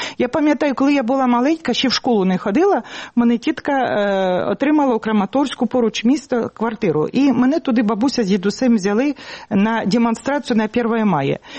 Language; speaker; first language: Ukrainian; native; Ukrainian